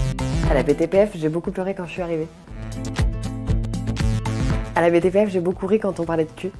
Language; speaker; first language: French; native; French